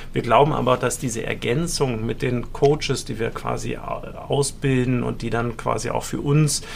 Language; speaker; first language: German; native; German